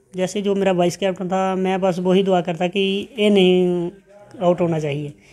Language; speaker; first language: Hindi; native; Hindi